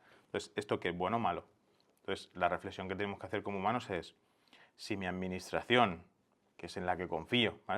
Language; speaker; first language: Spanish; native; Spanish